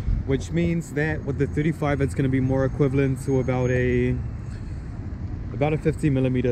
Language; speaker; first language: English; native; English